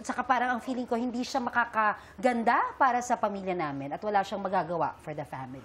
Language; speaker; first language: Filipino; native; Filipino